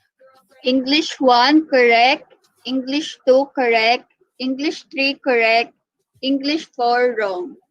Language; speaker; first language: English; non-native, local second language; Filipino